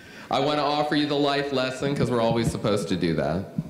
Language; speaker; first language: English; native; English